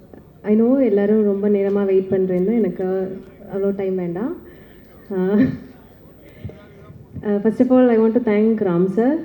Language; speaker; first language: Tamil; non-native, learner; Malayalam